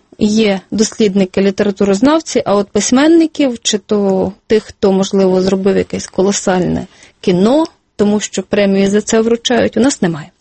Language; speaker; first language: Ukrainian; native; Ukrainian